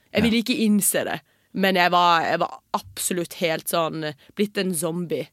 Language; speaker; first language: Norwegian; early bilingual, heritage; Norwegian